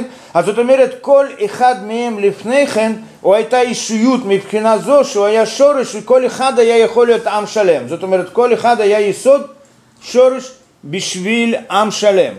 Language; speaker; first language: Hebrew; non-native, fluent; Russian